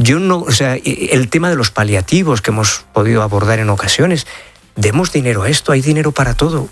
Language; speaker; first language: Spanish; native; Spanish